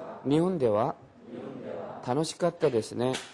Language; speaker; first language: Japanese; non-native, local second language; Korean